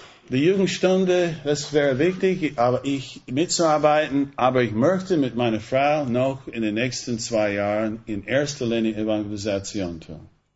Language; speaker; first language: German; non-native, fluent; English